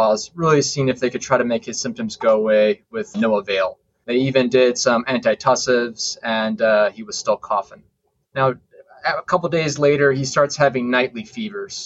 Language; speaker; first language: English; native; English